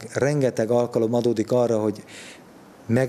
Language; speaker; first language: Hungarian; native; Hungarian